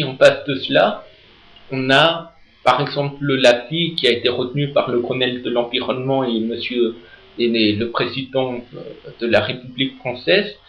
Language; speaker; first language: French; native; French